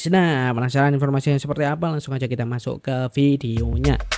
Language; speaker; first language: Indonesian; native; Indonesian